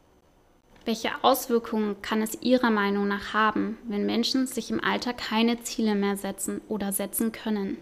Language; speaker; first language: German; native; German